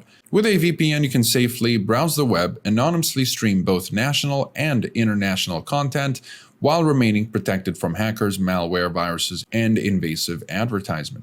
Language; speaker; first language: English; native; English